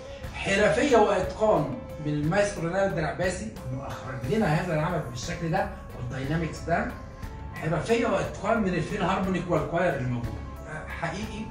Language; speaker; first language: Arabic; native; Arabic